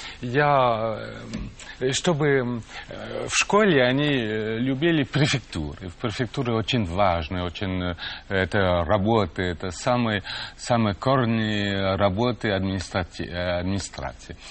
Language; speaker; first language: Russian; non-native, fluent; French